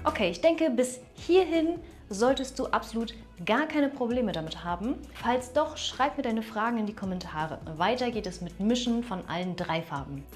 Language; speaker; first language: German; native; German